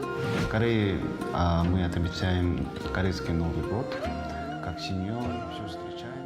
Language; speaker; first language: Russian; non-native, learner; Korean